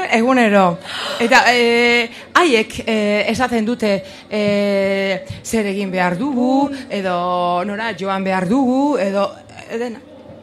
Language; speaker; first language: Basque; non-native, local second language; Spanish